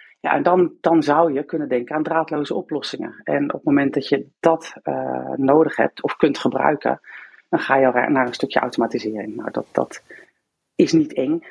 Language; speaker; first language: Dutch; native; Dutch